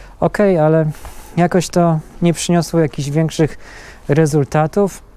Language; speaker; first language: Polish; native; Polish